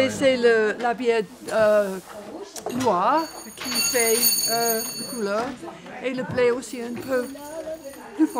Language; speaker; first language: French; non-native, fluent; English